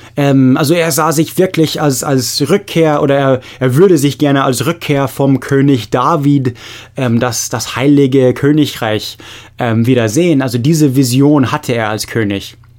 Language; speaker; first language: German; non-native, fluent; English